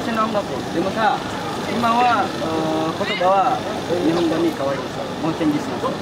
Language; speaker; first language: Japanese; non-native, learner; Indonesian